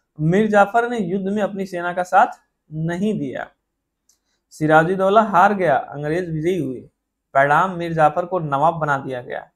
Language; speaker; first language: Hindi; native; Hindi